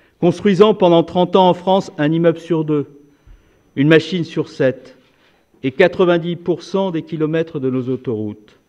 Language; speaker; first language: French; native; French